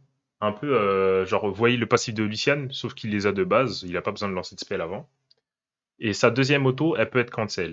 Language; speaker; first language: French; native; French